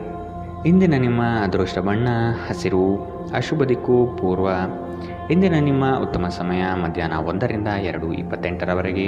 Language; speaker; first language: Kannada; native; Kannada